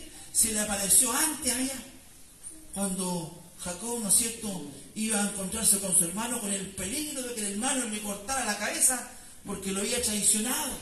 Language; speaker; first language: Spanish; native; Spanish